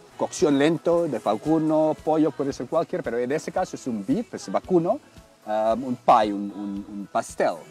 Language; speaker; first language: Spanish; non-native, learner; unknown